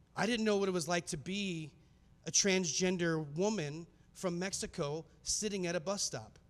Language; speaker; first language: English; native; English